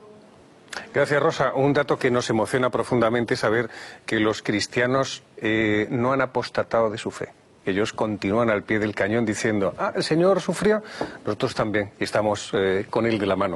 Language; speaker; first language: Spanish; native; Spanish